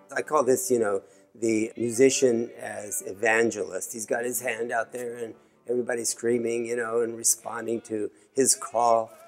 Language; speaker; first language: English; native; English